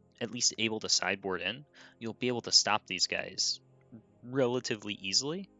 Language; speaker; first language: English; native; English